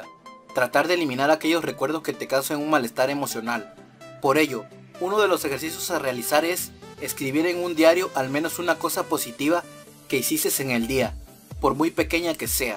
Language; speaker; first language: Spanish; native; Spanish